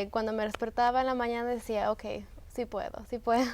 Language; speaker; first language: Spanish; early bilingual, heritage; Spanish